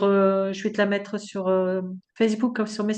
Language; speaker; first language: French; native; French